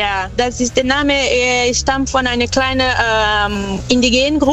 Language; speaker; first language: German; non-native, fluent; Portuguese